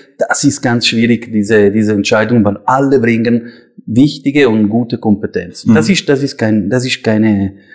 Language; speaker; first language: German; non-native, local second language; Italian